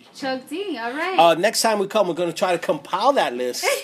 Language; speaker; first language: English; native; English